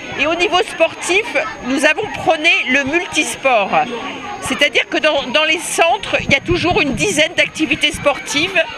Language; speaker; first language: French; native; French